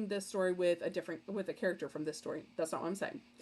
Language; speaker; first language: English; native; English